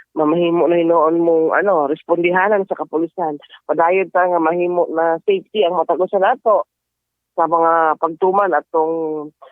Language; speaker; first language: Cebuano; native; Cebuano